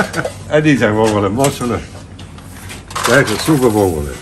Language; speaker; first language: Dutch; non-native, learner; Italian